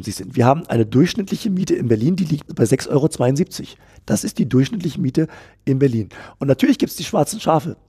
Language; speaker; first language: German; native; German